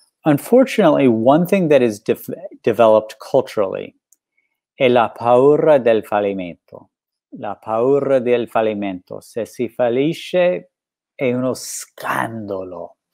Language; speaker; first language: Italian; non-native, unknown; English